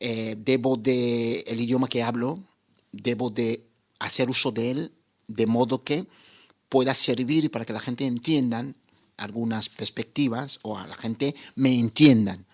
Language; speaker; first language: Spanish; non-native, fluent; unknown